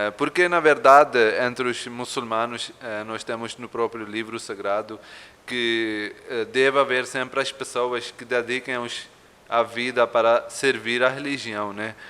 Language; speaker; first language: Portuguese; non-native, fluent; Urdu